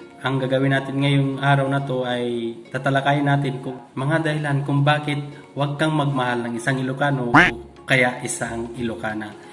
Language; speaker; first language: Filipino; non-native, local second language; Iloko